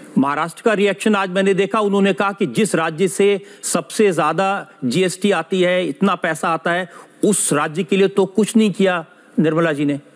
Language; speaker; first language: Hindi; native; Hindi